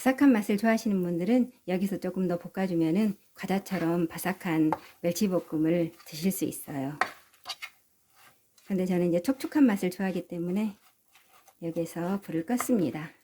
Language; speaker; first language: Korean; native; Korean